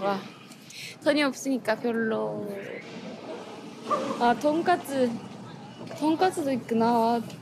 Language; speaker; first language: Korean; non-native, learner; Japanese